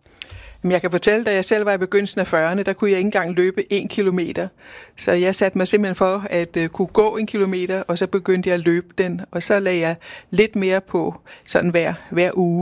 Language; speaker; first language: Danish; native; Danish